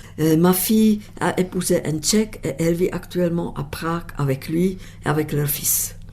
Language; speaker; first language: French; non-native, fluent; Czech